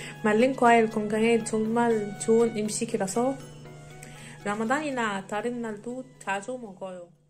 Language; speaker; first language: Korean; non-native, learner; Arabic